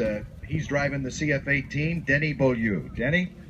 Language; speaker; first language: English; native; English